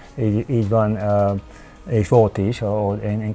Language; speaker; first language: Hungarian; early bilingual, heritage; Hungarian